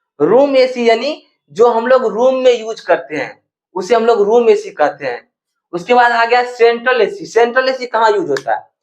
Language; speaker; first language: Hindi; native; Hindi